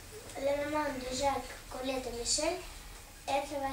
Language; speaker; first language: French; non-native, learner; Russian